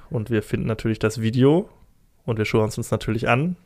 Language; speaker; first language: German; native; German